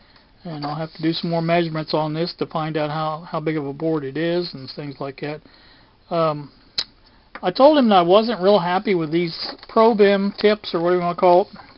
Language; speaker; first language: English; native; English